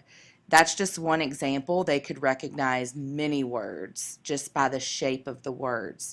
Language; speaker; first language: English; native; English